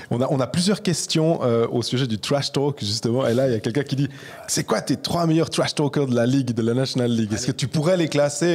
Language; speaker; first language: French; native; French